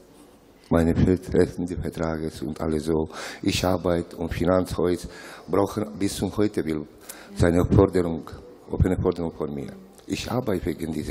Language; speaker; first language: German; non-native, learner; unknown